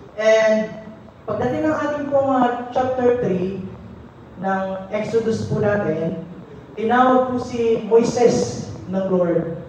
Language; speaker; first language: Filipino; non-native, local second language; Cebuano